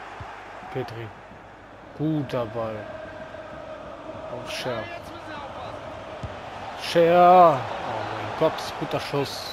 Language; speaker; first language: German; native; German